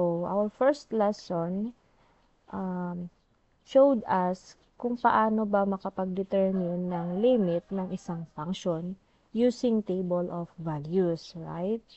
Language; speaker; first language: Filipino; native; Filipino